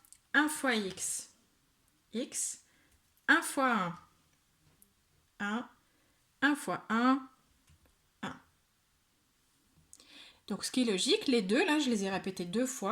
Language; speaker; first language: French; native; French